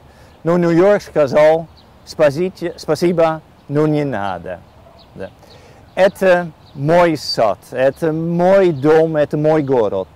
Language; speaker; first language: Russian; non-native, learner; Dutch